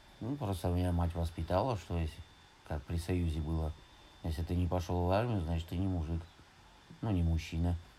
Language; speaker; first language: Russian; native; Russian